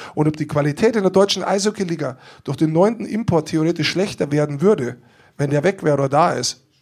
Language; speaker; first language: German; native; German